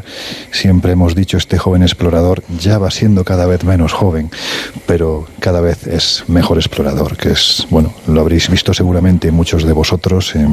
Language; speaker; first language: Spanish; native; Spanish